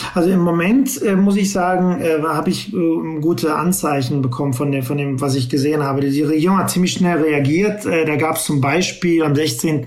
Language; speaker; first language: German; native; German